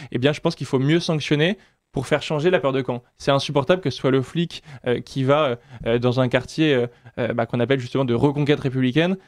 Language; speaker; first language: French; native; French